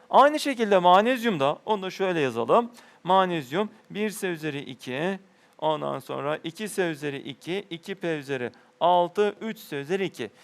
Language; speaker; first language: Turkish; native; Turkish